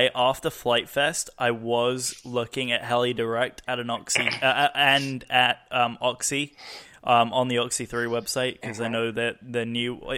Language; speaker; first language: English; native; English